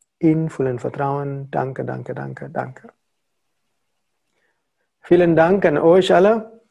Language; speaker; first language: German; non-native, learner; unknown